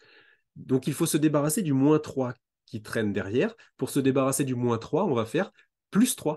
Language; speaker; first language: French; native; French